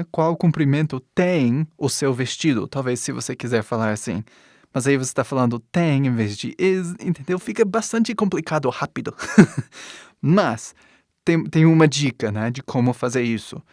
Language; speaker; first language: Portuguese; non-native, fluent; English